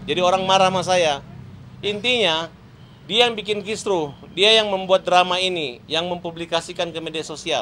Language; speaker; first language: Indonesian; native; Indonesian